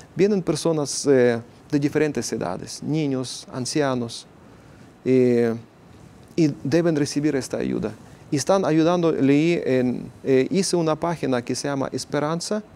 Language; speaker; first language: Spanish; non-native, fluent; Ukrainian